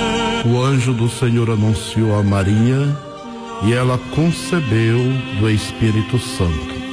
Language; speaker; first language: Portuguese; native; Portuguese